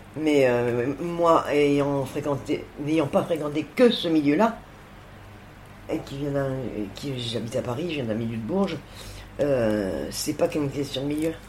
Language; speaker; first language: French; native; French